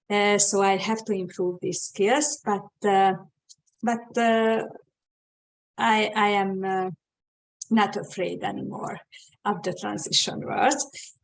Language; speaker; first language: English; non-native, fluent; Hungarian